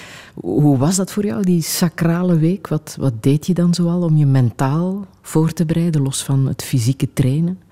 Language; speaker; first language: Dutch; native; Dutch